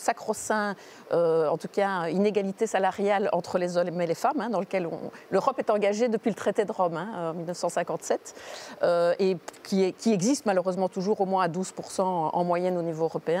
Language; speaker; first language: French; native; French